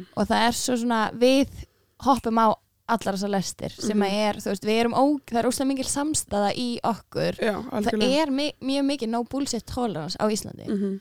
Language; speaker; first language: Icelandic; native; Icelandic